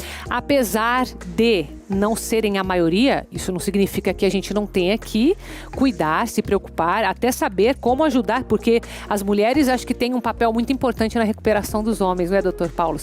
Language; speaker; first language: Portuguese; native; Portuguese